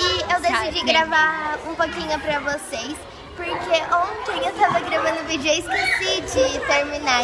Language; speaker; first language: Portuguese; native; Portuguese